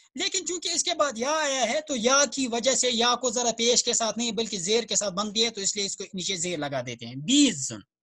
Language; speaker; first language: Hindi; non-native, local second language; Kashmiri